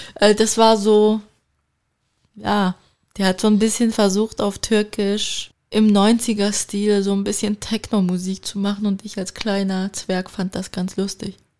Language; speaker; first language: German; early bilingual, other home language; Turkish